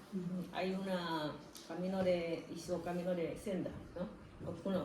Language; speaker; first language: Spanish; non-native, fluent; Japanese